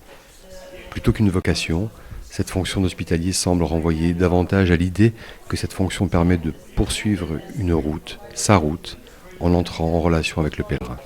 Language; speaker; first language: French; native; French